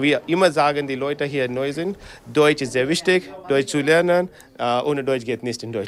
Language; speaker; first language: German; non-native, learner; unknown